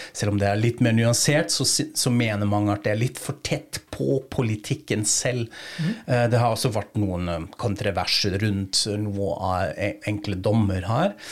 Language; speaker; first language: Norwegian; non-native, fluent; German